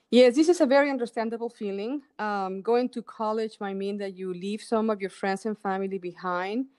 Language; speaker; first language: English; non-native, fluent; Spanish